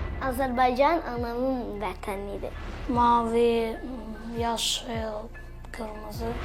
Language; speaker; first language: Azerbaijani; early bilingual, heritage; Azerbaijani